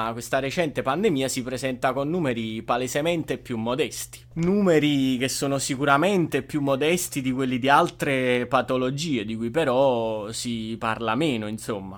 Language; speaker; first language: Italian; native; Italian